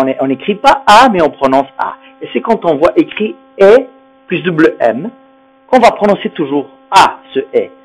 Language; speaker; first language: French; non-native, fluent; Spanish